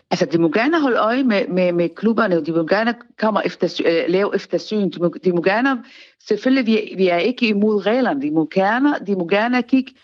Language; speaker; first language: Danish; non-native, learner; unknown